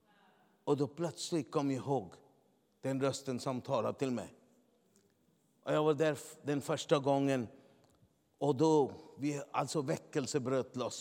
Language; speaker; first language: Swedish; non-native, fluent; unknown